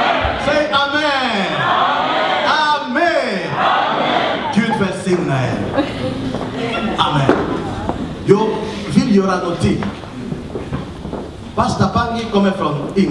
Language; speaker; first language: Swedish; non-native, learner; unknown